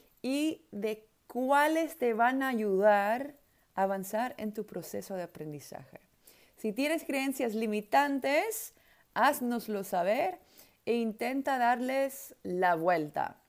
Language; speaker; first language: Spanish; non-native, fluent; Dutch